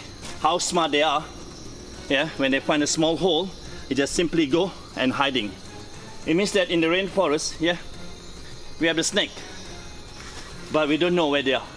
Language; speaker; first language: English; non-native, fluent; Malay